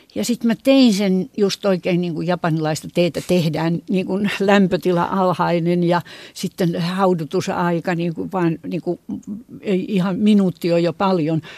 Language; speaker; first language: Finnish; native; Finnish